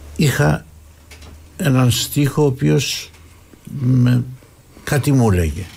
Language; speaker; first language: Greek; native; Greek